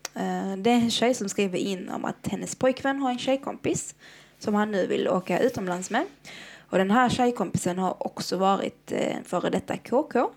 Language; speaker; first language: Swedish; early bilingual, other home language; Arabic